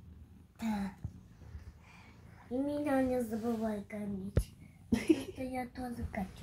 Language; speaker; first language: Russian; early bilingual, heritage; Russian